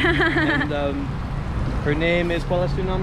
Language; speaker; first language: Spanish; non-native, learner; English